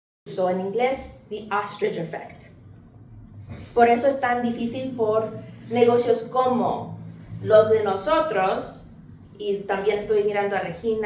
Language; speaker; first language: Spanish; early bilingual, heritage; English